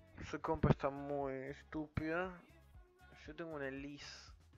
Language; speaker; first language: Spanish; native; Spanish